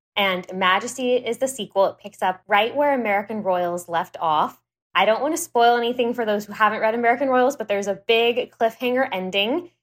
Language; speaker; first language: English; native; English